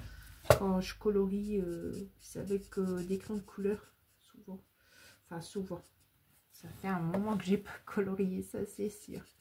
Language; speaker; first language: French; native; French